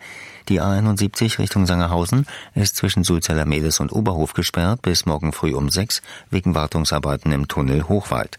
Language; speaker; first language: German; native; German